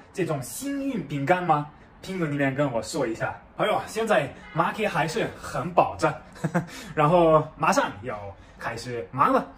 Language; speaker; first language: Chinese; non-native, fluent; German